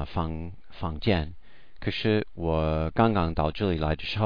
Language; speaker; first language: Chinese; non-native, learner; English